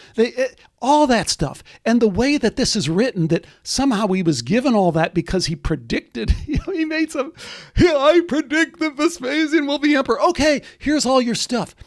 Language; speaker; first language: English; native; English